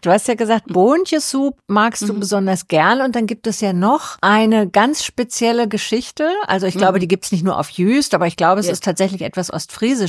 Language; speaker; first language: German; native; German